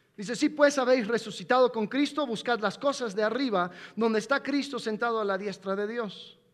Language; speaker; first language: Spanish; non-native, fluent; English